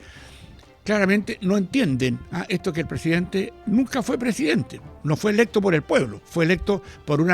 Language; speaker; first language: Spanish; native; Spanish